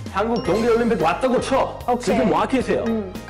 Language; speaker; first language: Korean; non-native, fluent; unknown